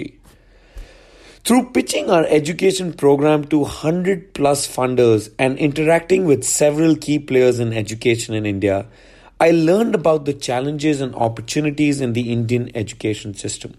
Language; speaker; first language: English; non-native, local second language; Hindi